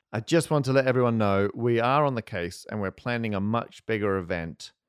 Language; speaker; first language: English; native; English